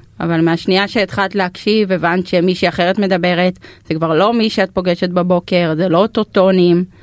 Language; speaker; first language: Hebrew; native; Hebrew